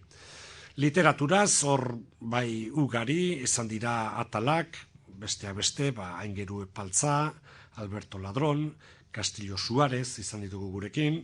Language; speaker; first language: Basque; native; Basque